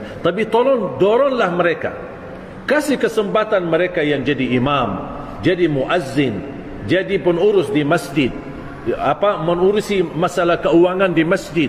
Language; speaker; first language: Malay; non-native, fluent; Arabic